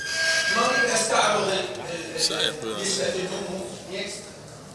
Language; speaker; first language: Arabic; native; Arabic